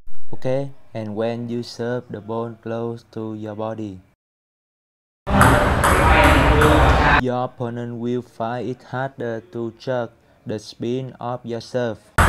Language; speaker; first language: English; non-native, learner; Vietnamese